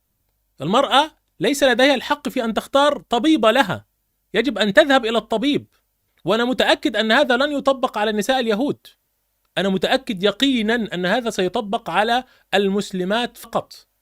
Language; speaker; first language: Arabic; native; Arabic